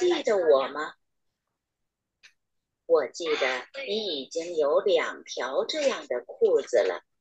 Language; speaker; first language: Chinese; non-native, learner; Vietnamese